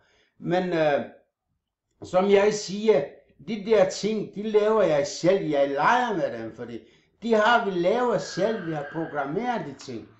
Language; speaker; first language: Danish; non-native, fluent; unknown